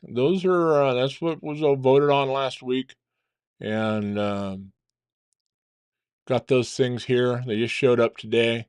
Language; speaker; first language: English; native; English